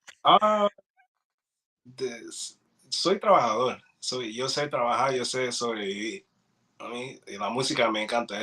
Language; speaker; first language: Spanish; early bilingual, heritage; English